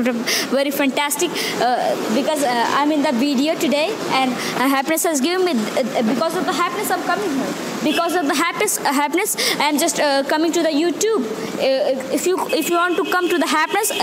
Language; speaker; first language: English; non-native, learner; Hindi